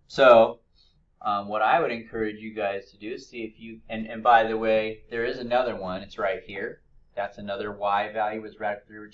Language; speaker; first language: English; native; English